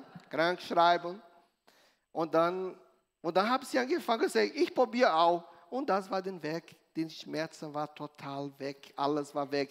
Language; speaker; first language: German; non-native, learner; Portuguese